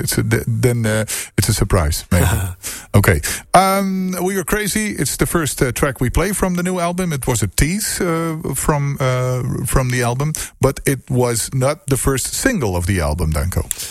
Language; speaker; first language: English; non-native, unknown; Dutch